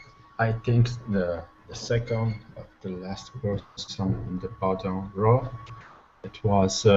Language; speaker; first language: English; non-native, learner; Italian